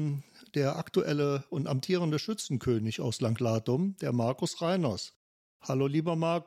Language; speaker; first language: German; native; German